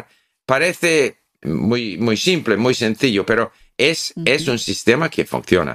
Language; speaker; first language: Spanish; non-native, fluent; English